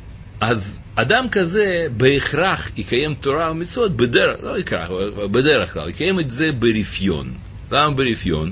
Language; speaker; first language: Hebrew; native; Hebrew